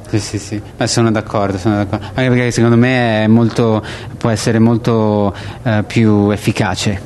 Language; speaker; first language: Italian; native; Italian